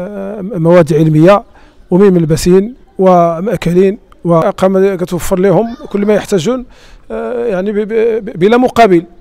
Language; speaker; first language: Arabic; native; Arabic